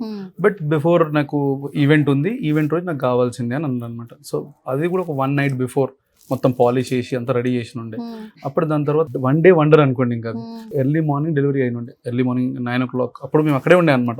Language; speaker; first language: Telugu; native; Telugu